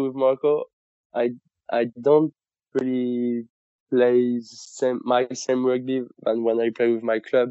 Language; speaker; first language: English; non-native, fluent; French